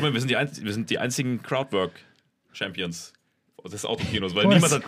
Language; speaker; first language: German; native; German